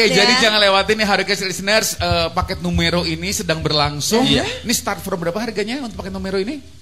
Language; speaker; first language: Indonesian; native; Indonesian